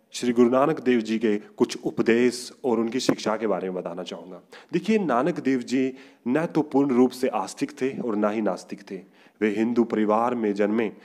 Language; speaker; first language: Hindi; non-native, local second language; Punjabi